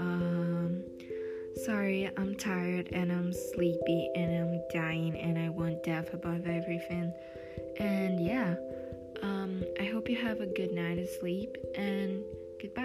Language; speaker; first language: English; non-native, fluent; Portuguese